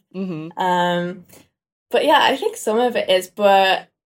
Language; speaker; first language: English; native; English